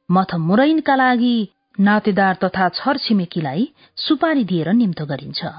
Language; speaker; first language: Nepali; native; Nepali